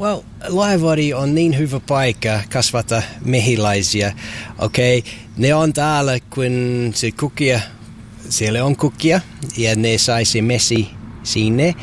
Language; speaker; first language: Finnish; non-native, learner; English